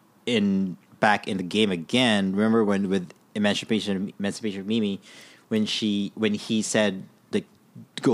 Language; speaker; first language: English; non-native, local second language; Filipino